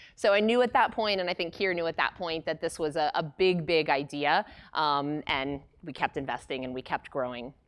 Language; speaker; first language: English; native; English